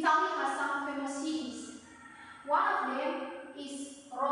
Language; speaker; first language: English; non-native, learner; Indonesian